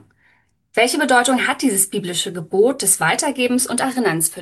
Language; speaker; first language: German; native; German